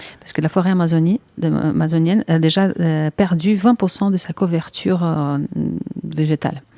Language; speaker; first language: French; non-native, fluent; Portuguese